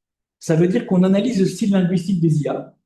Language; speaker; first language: French; native; French